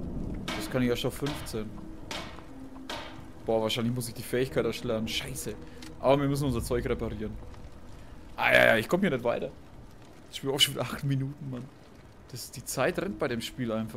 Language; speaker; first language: German; native; German